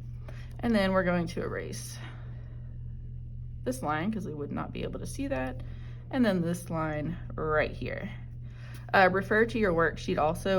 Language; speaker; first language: English; native; English